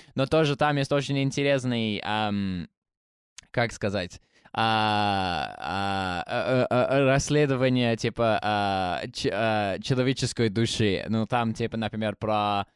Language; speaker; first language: Russian; non-native, fluent; English